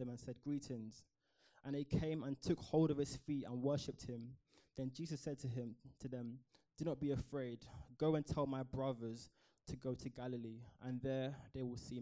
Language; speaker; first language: English; native; English